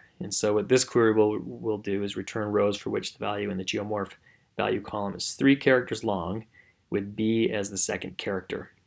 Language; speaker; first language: English; native; English